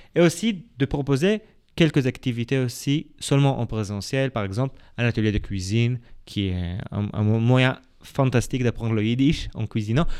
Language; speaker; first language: French; non-native, fluent; Hebrew